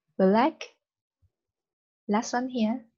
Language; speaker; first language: English; non-native, learner; Vietnamese